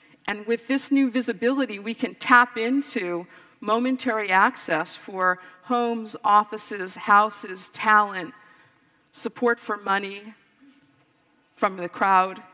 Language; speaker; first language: English; native; English